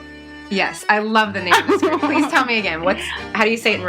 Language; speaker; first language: English; native; English